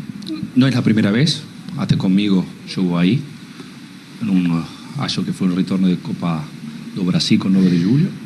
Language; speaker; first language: Portuguese; non-native, learner; Spanish